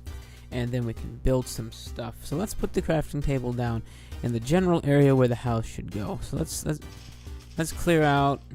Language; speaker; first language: English; native; English